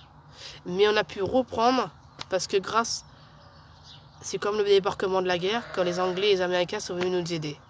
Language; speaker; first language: French; native; French